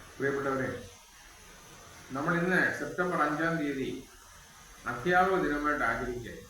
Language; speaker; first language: Malayalam; native; Malayalam